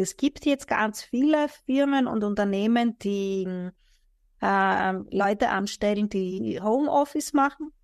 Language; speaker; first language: German; non-native, fluent; Greek